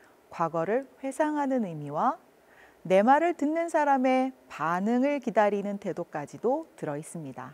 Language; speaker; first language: Korean; native; Korean